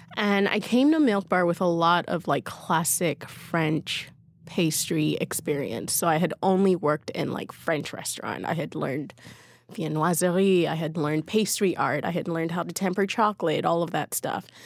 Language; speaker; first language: English; non-native, local second language; Yoruba